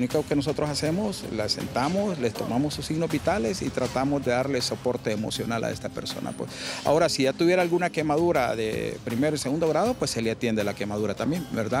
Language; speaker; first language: Spanish; native; Spanish